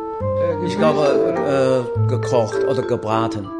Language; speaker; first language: German; non-native, learner; Chinese